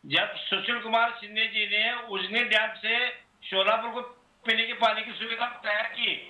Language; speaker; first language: Hindi; non-native, local second language; Marathi